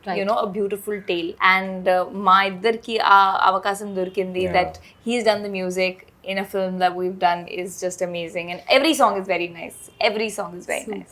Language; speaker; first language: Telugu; non-native, fluent; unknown